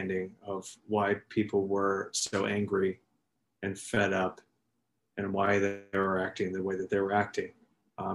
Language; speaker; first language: English; native; English